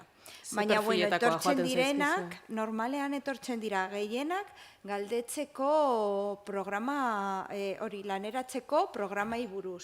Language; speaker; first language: Basque; non-native, local second language; Spanish